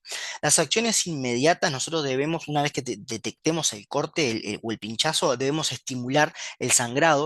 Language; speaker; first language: Spanish; native; Spanish